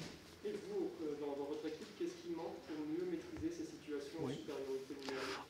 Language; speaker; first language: French; native; French